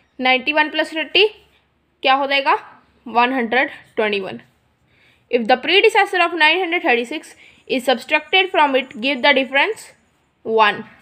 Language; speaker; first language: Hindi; non-native, local second language; Punjabi